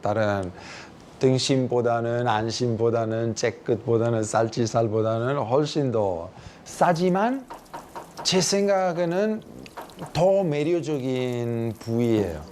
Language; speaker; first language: Korean; early bilingual, heritage; Italian